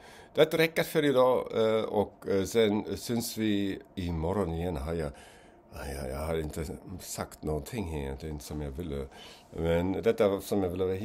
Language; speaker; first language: Swedish; non-native, fluent; German